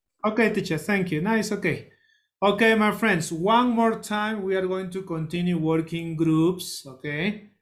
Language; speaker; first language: English; non-native, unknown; Spanish